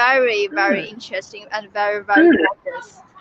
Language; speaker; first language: English; non-native, fluent; Chinese